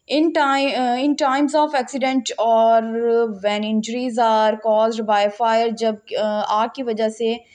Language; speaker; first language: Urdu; non-native, local second language; Punjabi